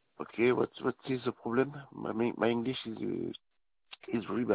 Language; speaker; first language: English; non-native, learner; French